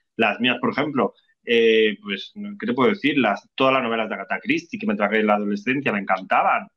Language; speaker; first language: Spanish; native; Spanish